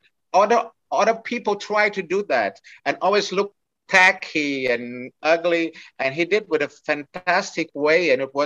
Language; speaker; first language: English; non-native, fluent; Portuguese